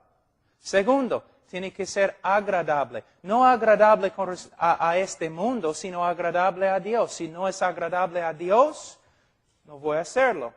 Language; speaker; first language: Spanish; non-native, fluent; English